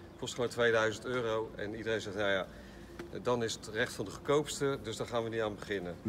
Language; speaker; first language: Dutch; native; Dutch